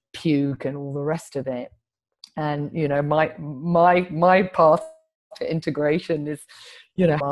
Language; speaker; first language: English; native; English